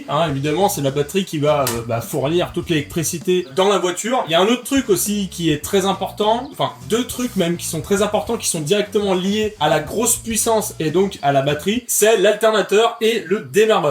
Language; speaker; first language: French; native; French